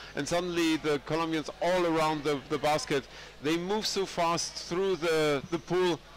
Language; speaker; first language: English; non-native, fluent; German